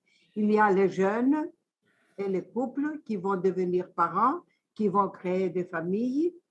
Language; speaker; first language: French; non-native, fluent; Greek